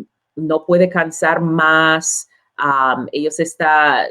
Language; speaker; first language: Spanish; non-native, learner; English